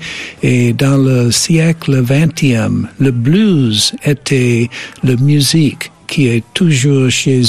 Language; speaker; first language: French; non-native, fluent; English